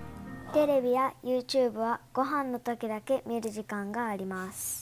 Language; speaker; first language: Japanese; early bilingual, heritage; Japanese